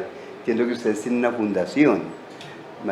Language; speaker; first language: Spanish; native; Spanish